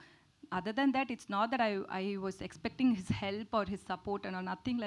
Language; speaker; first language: Telugu; non-native, learner; Tamil